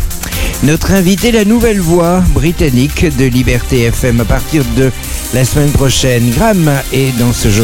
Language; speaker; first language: French; native; French